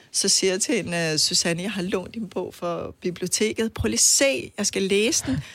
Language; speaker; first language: Danish; non-native, fluent; Persian